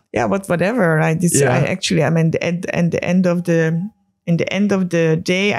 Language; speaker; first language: English; non-native, fluent; Hungarian